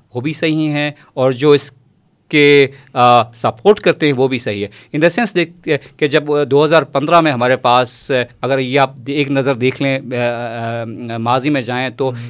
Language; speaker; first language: Urdu; non-native, local second language; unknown